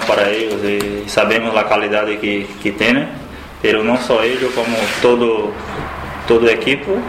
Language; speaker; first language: Spanish; non-native, learner; Portuguese